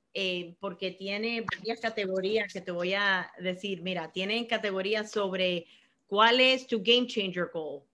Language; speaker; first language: Spanish; early bilingual, heritage; Spanish